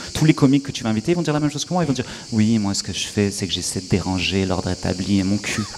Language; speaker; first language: French; native; French